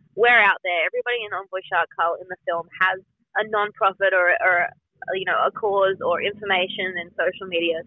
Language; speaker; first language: English; native; English